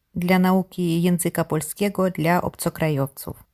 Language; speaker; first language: Polish; non-native, learner; Ukrainian